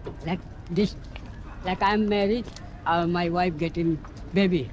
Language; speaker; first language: English; non-native, learner; Hindi